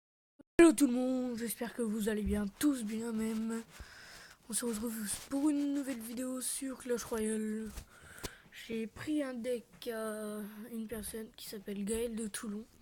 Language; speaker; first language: French; native; French